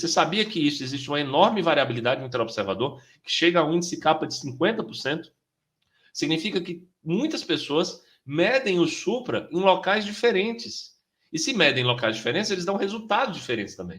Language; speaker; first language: Portuguese; native; Portuguese